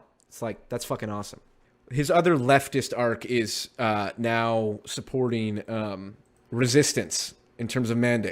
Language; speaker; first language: English; native; English